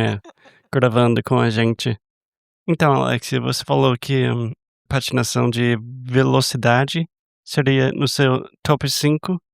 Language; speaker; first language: Portuguese; non-native, fluent; English